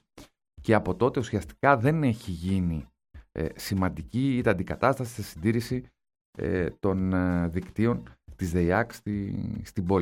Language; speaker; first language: Greek; native; Greek